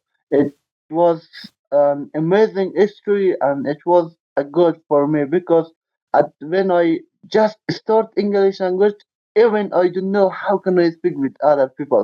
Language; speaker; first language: English; non-native, learner; Persian